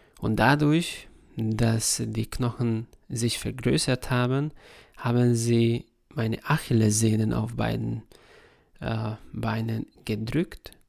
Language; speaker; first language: German; non-native, fluent; Hungarian